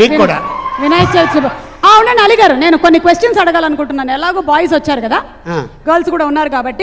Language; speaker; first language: Telugu; native; Telugu